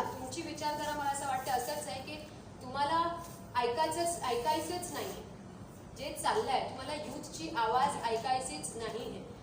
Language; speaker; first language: Marathi; non-native, local second language; Urdu